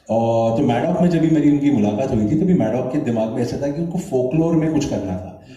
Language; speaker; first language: Hindi; non-native, local second language; Marathi